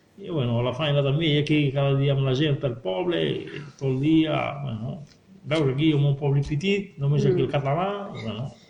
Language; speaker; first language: Catalan; non-native, learner; Arabic